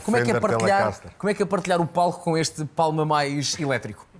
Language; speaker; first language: Portuguese; native; Portuguese